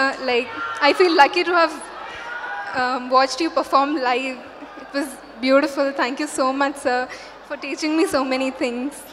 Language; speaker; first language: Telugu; non-native, learner; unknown